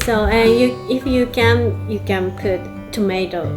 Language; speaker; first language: English; non-native, learner; Japanese